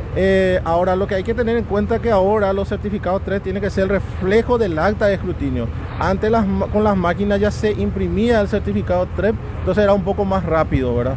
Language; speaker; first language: Spanish; native; Spanish